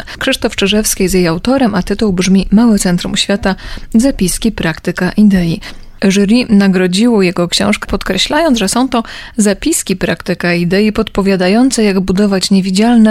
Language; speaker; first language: Polish; native; Polish